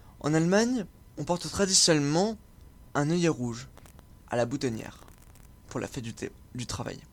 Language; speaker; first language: French; native; French